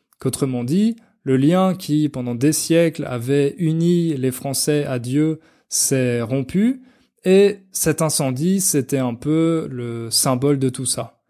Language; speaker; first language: French; native; French